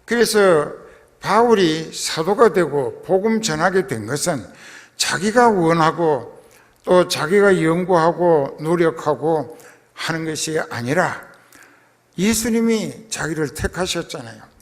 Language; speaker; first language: Korean; native; Korean